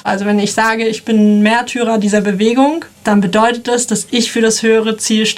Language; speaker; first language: German; native; German